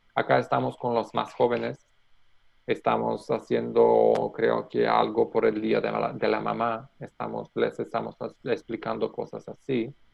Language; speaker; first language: Spanish; non-native, learner; Macedonian